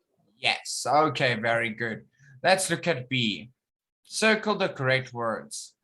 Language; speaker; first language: English; non-native, fluent; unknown